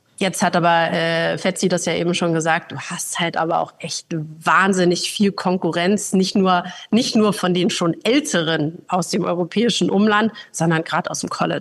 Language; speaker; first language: German; native; German